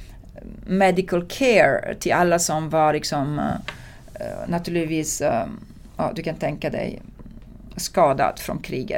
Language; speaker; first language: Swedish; non-native, fluent; Italian